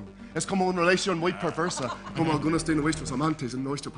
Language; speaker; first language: Spanish; non-native, fluent; English